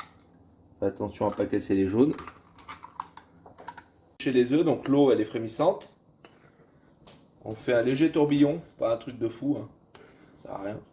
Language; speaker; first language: French; native; French